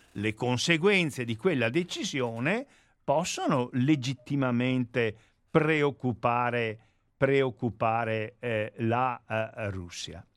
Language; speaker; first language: Italian; native; Italian